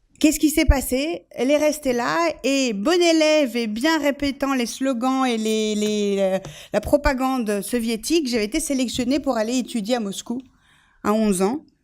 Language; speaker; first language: French; early bilingual, other home language; Persian